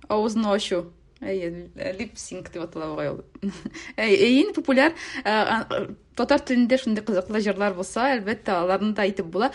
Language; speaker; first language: Tatar; native; Tatar